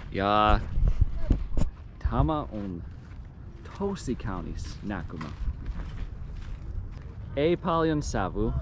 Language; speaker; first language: Finnish; non-native, learner; English